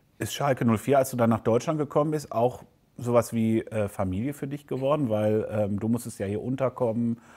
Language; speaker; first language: German; native; German